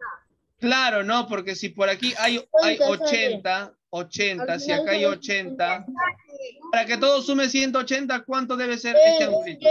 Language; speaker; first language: Spanish; native; Spanish